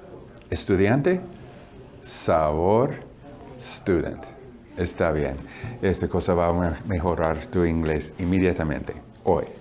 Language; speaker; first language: Spanish; non-native, learner; English